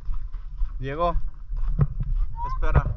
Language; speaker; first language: Spanish; native; Spanish